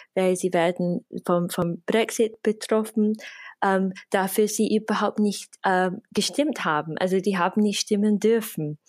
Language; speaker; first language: German; non-native, fluent; English